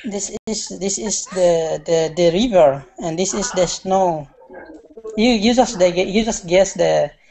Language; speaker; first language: English; non-native, learner; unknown